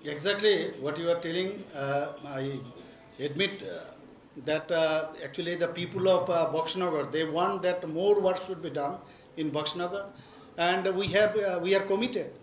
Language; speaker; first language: English; non-native, local second language; Bangla